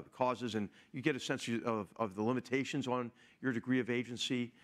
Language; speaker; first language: English; native; English